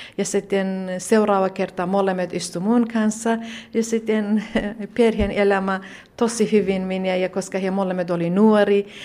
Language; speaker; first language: Finnish; non-native, learner; Central Kurdish